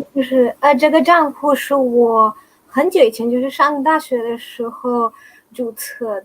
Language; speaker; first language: Chinese; non-native, fluent; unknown